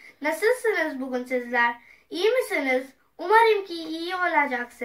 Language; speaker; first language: Turkish; non-native, learner; Urdu